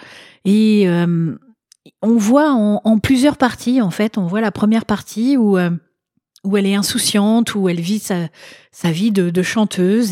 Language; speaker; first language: French; native; French